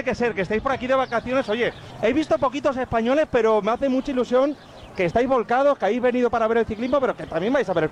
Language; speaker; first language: Spanish; native; Spanish